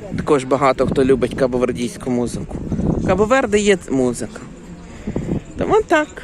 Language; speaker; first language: Ukrainian; native; Ukrainian